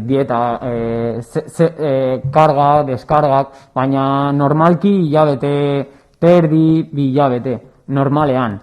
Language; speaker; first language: Basque; non-native, local second language; Spanish